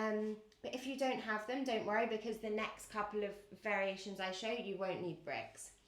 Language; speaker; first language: English; native; English